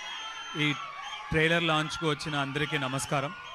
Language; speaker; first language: Telugu; non-native, learner; Tamil